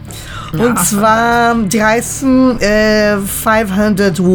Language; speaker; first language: German; native; German